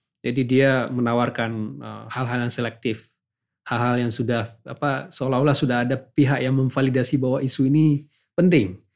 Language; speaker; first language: Indonesian; non-native, local second language; Achinese